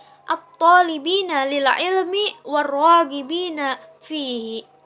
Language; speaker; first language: Arabic; non-native, learner; Indonesian